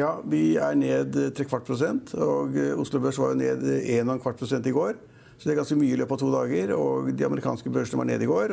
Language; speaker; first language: Norwegian; native; Norwegian